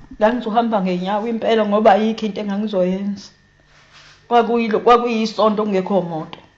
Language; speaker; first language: Zulu; native; Zulu